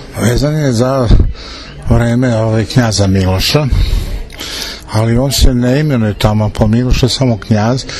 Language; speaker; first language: Serbian; native; Serbian